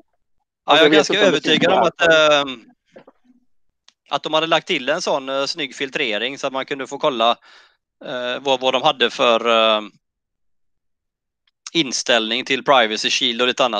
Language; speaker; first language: Swedish; native; Swedish